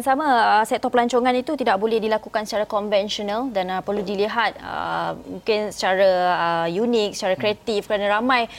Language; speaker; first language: Malay; native; Malay